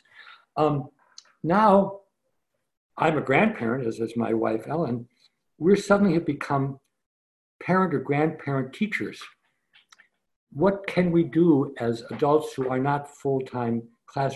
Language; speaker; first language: English; native; English